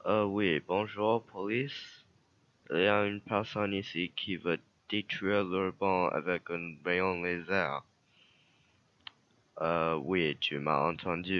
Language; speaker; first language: French; non-native, learner; English